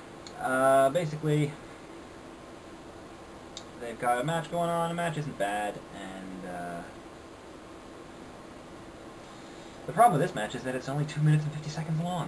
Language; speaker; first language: English; native; English